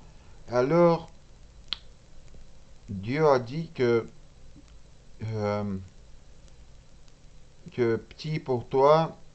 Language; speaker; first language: French; non-native, learner; Russian